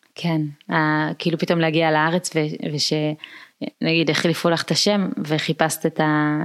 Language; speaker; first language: Hebrew; early bilingual, other home language; Amharic